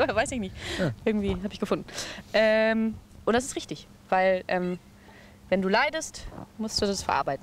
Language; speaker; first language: German; native; German